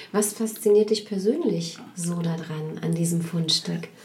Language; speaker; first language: German; native; German